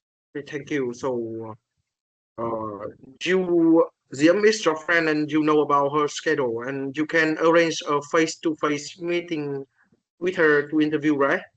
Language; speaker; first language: English; non-native, learner; Vietnamese